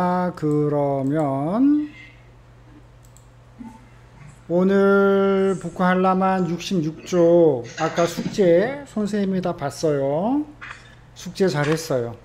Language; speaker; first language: Korean; native; Korean